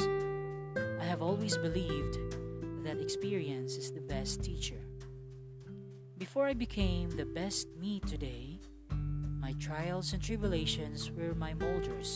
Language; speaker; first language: English; non-native, local second language; Cebuano